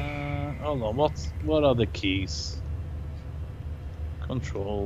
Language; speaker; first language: English; non-native, fluent; Norwegian